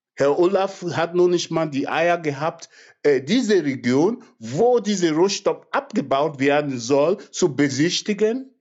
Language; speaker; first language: German; non-native, fluent; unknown